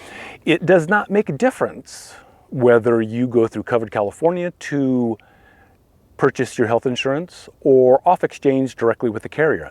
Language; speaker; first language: English; native; English